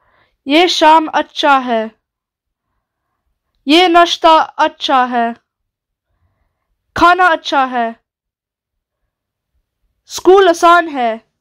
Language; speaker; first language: Hindi; non-native, learner; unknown